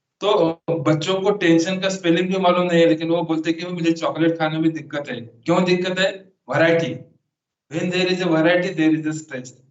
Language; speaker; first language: Hindi; non-native, local second language; Marathi